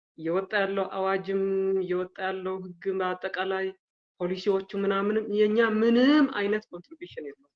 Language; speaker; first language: Amharic; non-native, local second language; Tigrinya